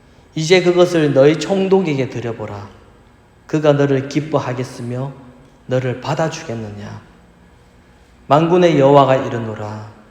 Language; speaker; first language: Korean; native; Korean